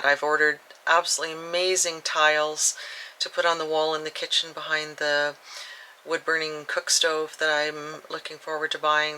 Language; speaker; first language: English; native; English